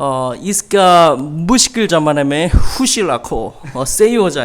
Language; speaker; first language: Hindi; non-native, learner; Korean